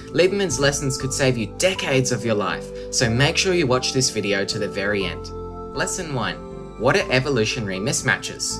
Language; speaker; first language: English; native; English